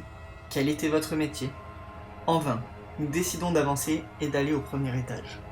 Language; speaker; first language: French; native; French